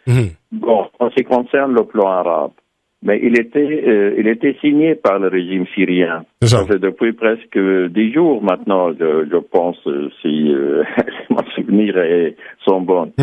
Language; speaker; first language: French; non-native, fluent; Arabic